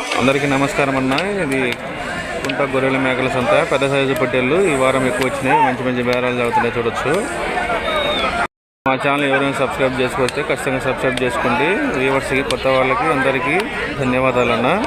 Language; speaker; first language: Telugu; native; Telugu